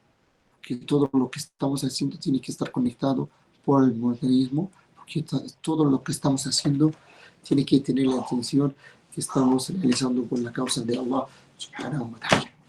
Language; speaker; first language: Spanish; non-native, fluent; Arabic